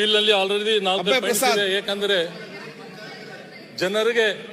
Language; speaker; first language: Kannada; non-native, local second language; Urdu